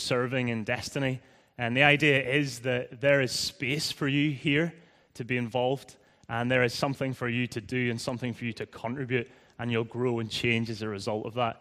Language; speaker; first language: English; native; English